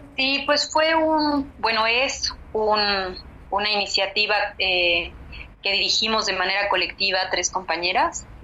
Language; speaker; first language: Spanish; native; Spanish